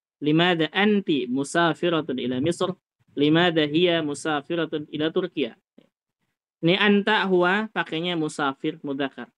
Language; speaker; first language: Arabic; non-native, fluent; Indonesian